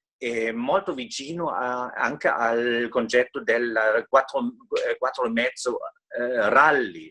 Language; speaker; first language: Italian; non-native, fluent; German